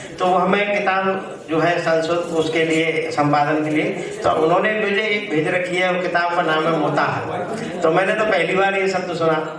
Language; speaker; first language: Hindi; native; Hindi